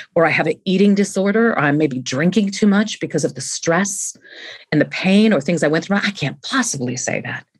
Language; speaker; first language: English; native; English